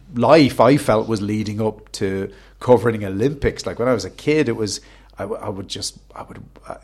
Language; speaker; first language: English; native; English